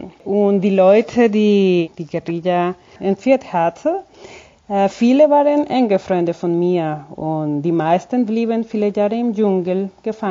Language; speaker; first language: German; non-native, fluent; Spanish